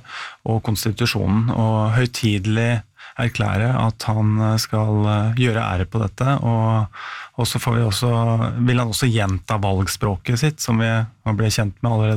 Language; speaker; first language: Norwegian; native; Norwegian